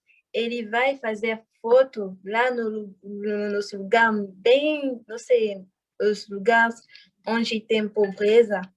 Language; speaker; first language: Portuguese; non-native, fluent; French